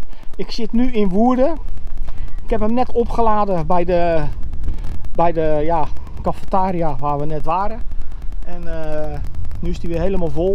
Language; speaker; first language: Dutch; native; Dutch